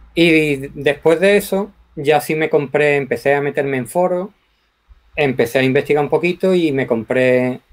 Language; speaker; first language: Spanish; native; Spanish